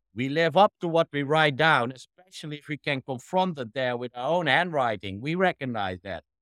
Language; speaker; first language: English; non-native, fluent; Dutch